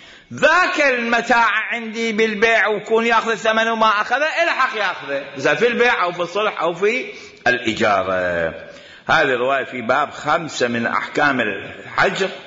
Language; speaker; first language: Arabic; native; Arabic